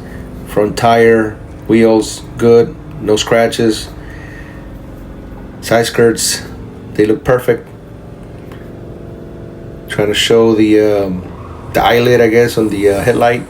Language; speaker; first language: English; native; English